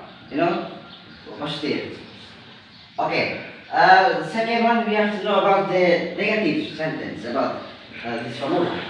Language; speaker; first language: English; non-native, learner; Indonesian